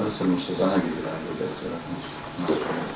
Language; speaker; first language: Hungarian; early bilingual, heritage; Hungarian